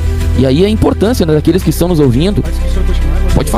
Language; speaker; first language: Portuguese; native; Portuguese